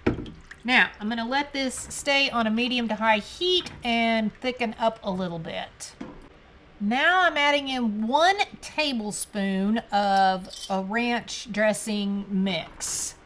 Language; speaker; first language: English; native; English